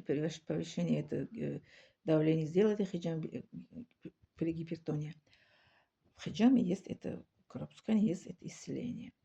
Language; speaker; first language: Russian; non-native, learner; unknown